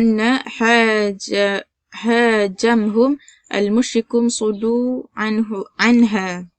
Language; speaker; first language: Arabic; non-native, learner; Malay